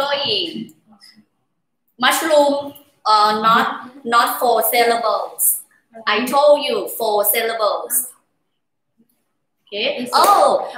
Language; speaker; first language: English; non-native, learner; Thai